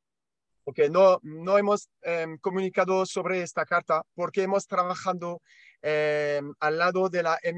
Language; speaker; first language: Spanish; non-native, learner; French